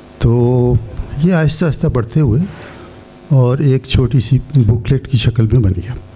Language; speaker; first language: Urdu; native; Urdu